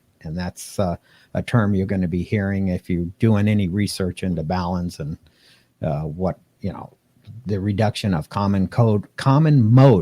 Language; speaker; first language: English; native; English